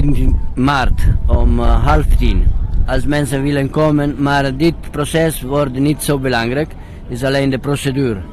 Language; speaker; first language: Dutch; non-native, learner; Italian